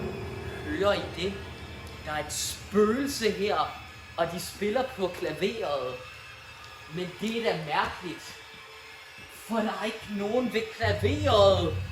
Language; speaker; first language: Danish; native; Danish